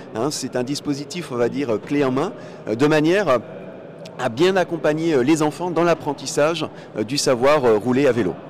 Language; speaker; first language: French; native; French